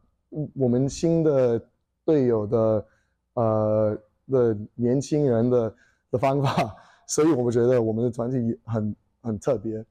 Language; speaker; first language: Chinese; early bilingual, heritage; English